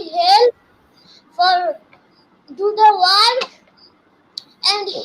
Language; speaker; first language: English; non-native, learner; Bangla